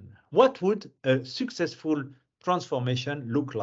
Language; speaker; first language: English; non-native, fluent; French